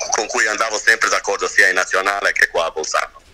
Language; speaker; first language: Italian; non-native, fluent; Croatian